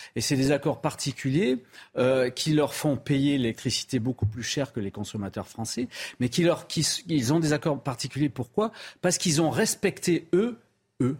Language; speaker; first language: French; native; French